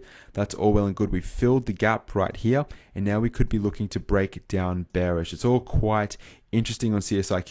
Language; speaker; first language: English; native; English